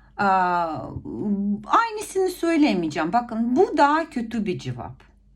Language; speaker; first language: Turkish; non-native, fluent; Ukrainian